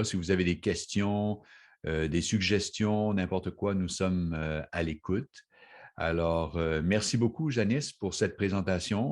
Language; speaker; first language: French; native; French